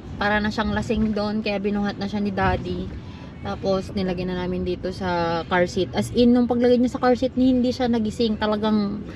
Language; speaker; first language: Filipino; non-native, local second language; Iloko